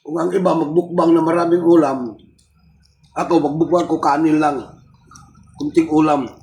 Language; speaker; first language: Filipino; non-native, local second language; Cebuano